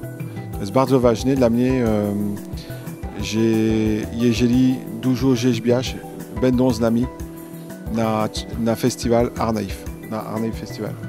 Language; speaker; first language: Polish; non-native, learner; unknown